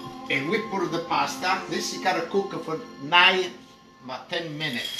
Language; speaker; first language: English; non-native, learner; Italian